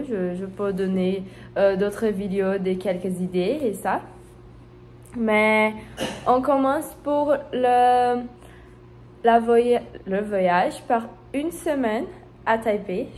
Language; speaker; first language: French; non-native, learner; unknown